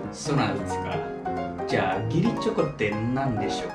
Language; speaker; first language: Japanese; non-native, fluent; Indonesian